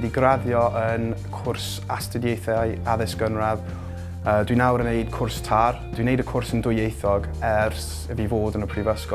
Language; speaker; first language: Welsh; non-native, local second language; English